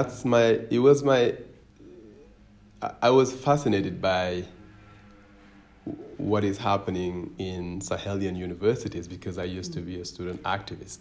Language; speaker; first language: English; non-native, fluent; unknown